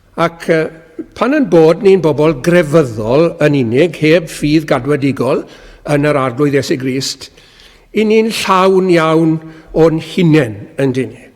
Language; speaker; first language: Welsh; native; Welsh